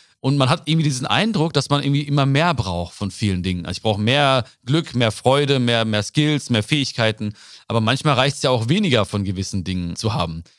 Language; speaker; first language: German; early bilingual, other home language; Malayalam